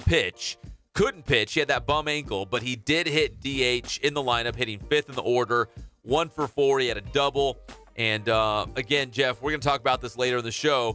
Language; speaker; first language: English; native; English